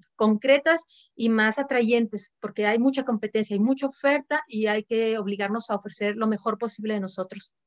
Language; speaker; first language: Spanish; native; Spanish